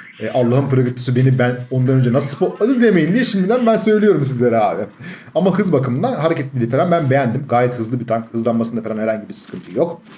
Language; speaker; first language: Turkish; native; Turkish